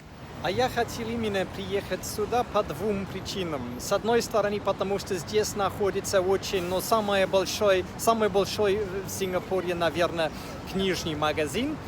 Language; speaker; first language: Russian; non-native, fluent; English